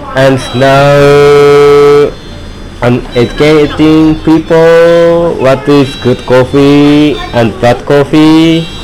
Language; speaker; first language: English; non-native, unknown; Japanese